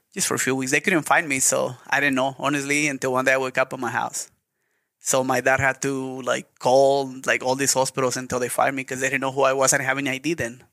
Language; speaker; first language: English; non-native, learner; Spanish